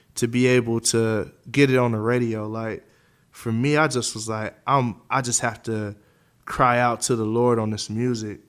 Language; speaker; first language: English; native; English